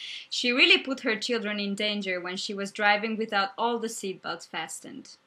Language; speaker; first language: English; non-native, fluent; Hungarian